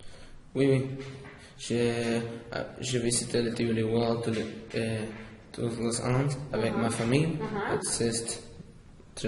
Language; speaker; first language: French; non-native, learner; English